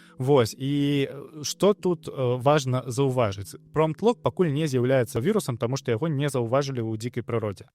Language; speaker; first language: Belarusian; non-native, local second language; Russian